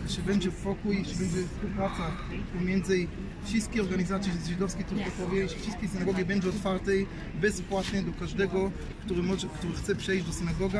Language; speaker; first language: Polish; non-native, learner; Hebrew